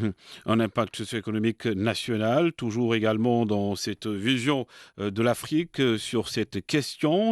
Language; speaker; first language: French; non-native, local second language; Arabic